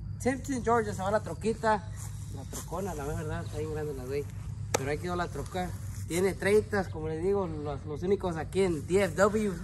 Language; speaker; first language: Spanish; early bilingual, heritage; Spanish